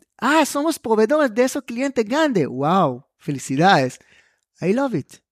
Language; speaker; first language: Spanish; non-native, fluent; Hebrew